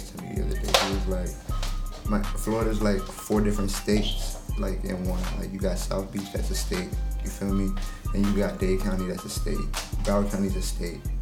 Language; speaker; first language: English; native; English